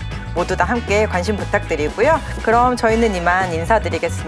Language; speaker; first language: Korean; native; Korean